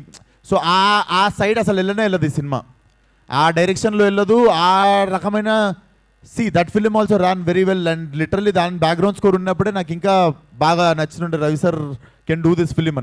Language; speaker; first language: Telugu; native; Telugu